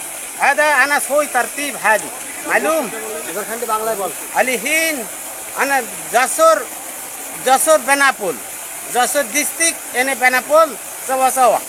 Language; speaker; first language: Arabic; non-native, learner; Bangla